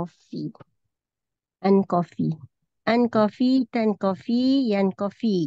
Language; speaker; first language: Arabic; non-native, learner; Indonesian